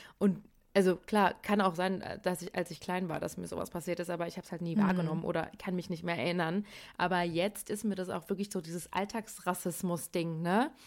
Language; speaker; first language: German; early bilingual, other home language; Persian